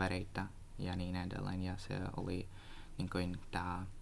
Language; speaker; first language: Finnish; non-native, learner; Russian